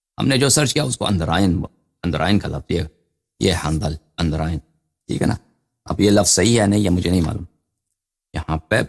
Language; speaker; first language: Urdu; non-native, fluent; Persian